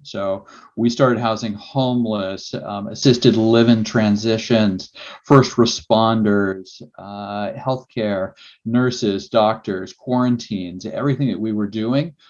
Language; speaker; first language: English; native; English